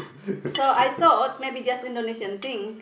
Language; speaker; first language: English; non-native, fluent; Indonesian